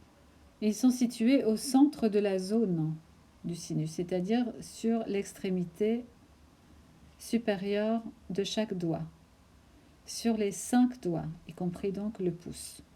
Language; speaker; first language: French; native; French